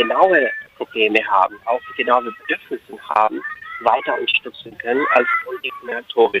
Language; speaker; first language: German; non-native, fluent; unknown